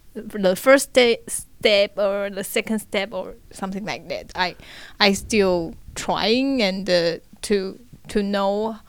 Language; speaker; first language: English; non-native, learner; Chinese